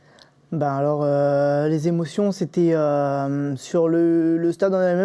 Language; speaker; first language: French; native; French